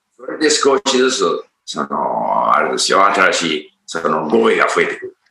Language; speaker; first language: Japanese; non-native, fluent; English